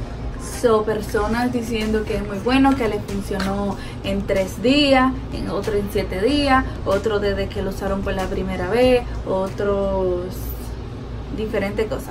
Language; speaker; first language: Spanish; early bilingual, heritage; Spanish